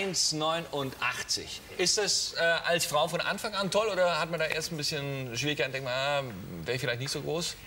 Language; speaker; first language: German; native; German